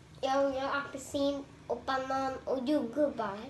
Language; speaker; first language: Swedish; early bilingual, other home language; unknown